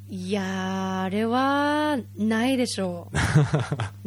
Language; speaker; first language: Japanese; native; Japanese